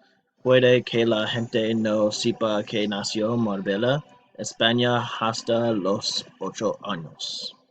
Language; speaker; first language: Spanish; non-native, learner; English